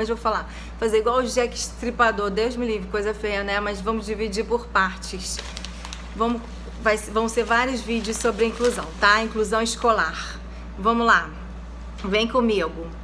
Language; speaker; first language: Portuguese; native; Portuguese